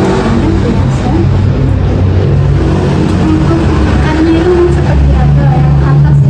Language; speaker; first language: Indonesian; native; Indonesian